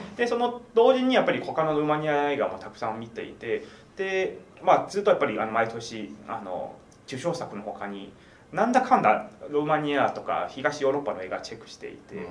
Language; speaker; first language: Japanese; non-native, fluent; Chinese